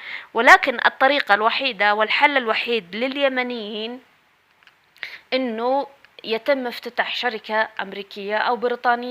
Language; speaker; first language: Arabic; native; Arabic